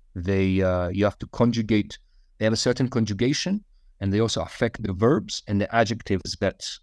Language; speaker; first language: English; non-native, fluent; Russian